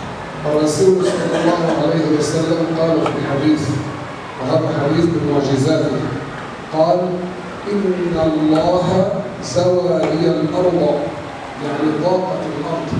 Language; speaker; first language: Arabic; native; Arabic